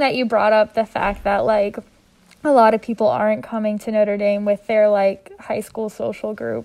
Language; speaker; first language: English; native; English